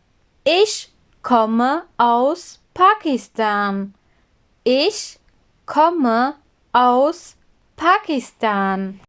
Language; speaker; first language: German; non-native, fluent; Urdu